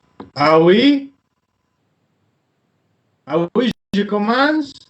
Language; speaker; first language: French; non-native, learner; Spanish